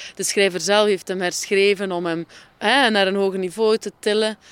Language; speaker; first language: Dutch; native; Dutch